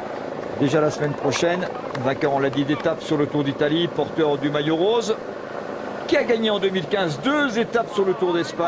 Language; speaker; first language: French; native; French